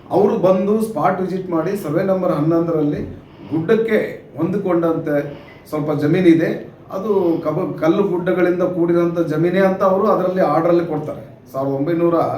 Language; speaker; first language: Kannada; non-native, local second language; Urdu